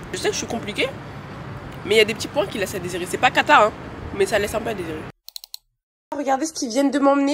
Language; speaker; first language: French; native; French